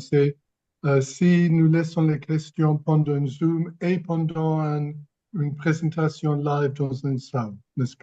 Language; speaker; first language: French; non-native, fluent; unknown